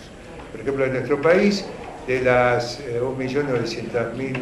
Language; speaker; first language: Spanish; native; Spanish